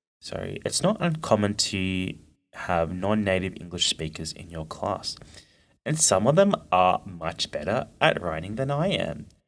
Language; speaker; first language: English; native; English